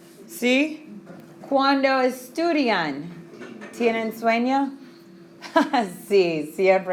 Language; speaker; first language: Spanish; non-native, fluent; English